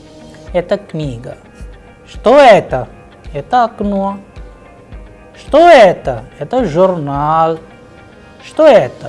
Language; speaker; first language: Russian; non-native, fluent; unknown